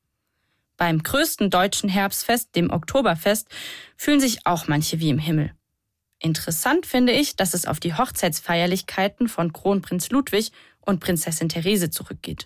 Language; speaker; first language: German; native; German